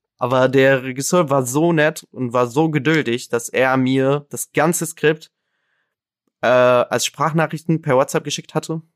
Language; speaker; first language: German; non-native, fluent; Arabic